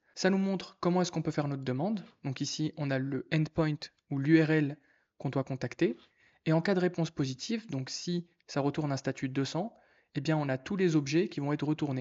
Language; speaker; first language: French; native; French